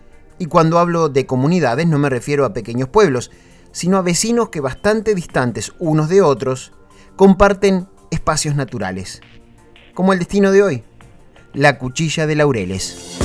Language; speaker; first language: Spanish; native; Spanish